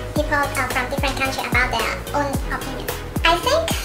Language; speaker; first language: English; non-native, local second language; Chinese